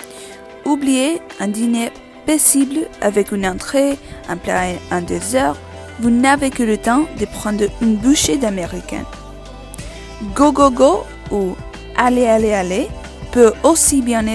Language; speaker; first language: French; non-native, learner; English